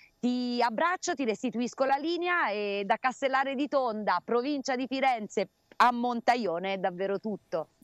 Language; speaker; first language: Italian; native; Italian